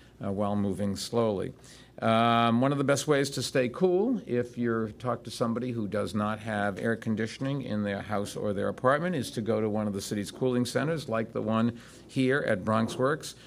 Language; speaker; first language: English; native; English